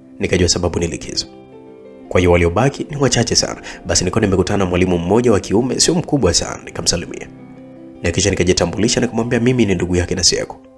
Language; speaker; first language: Swahili; native; Swahili